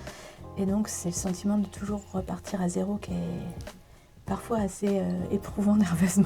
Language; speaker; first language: French; native; French